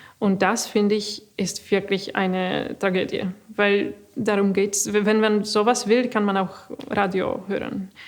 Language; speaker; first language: German; non-native, fluent; Polish